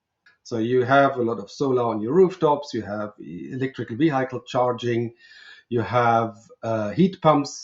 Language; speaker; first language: English; non-native, fluent; German